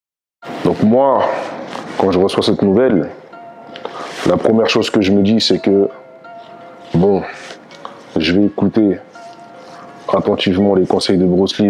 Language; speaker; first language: French; native; French